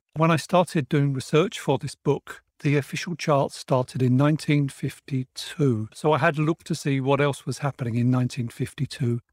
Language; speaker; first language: English; native; English